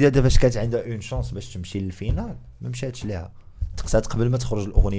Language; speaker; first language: Arabic; native; Arabic